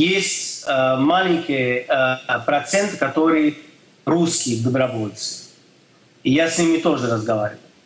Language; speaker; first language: Russian; non-native, fluent; English